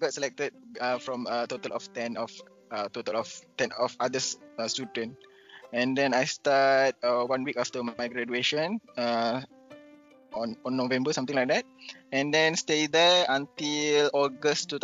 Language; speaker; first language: English; non-native, local second language; Malay